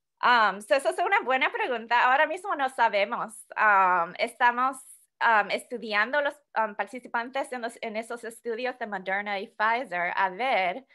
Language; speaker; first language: Spanish; non-native, fluent; English